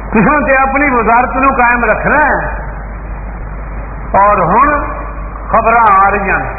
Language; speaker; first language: Urdu; non-native, local second language; Punjabi